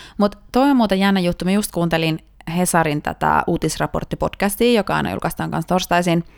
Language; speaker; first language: Finnish; native; Finnish